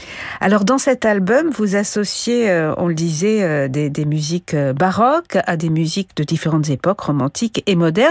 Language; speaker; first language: French; native; French